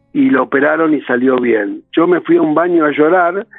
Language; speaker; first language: Spanish; native; Spanish